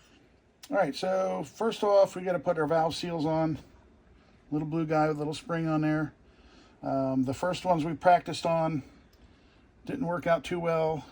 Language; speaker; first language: English; native; English